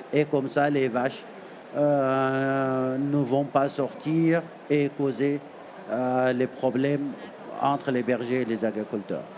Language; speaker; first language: French; non-native, fluent; Arabic